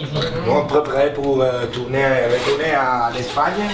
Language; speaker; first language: French; non-native, learner; Spanish